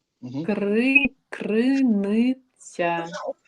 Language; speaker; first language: Ukrainian; non-native, learner; Russian